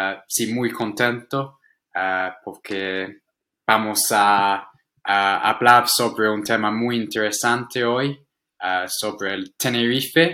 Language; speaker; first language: Spanish; non-native, fluent; English